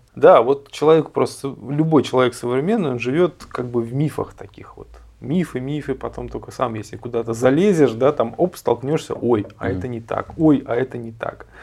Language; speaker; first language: Russian; native; Russian